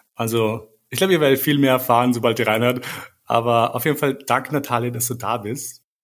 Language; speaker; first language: German; early bilingual, other home language; Albanian